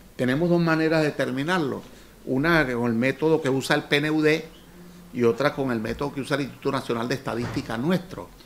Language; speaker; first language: Spanish; native; Spanish